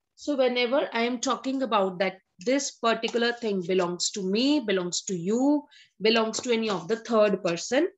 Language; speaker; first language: English; non-native, local second language; Hindi